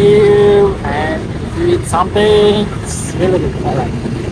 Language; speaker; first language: English; non-native, learner; Turkish